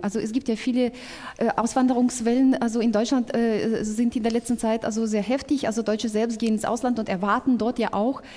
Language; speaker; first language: German; non-native, fluent; Russian